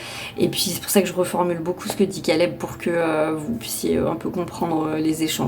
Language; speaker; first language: French; native; French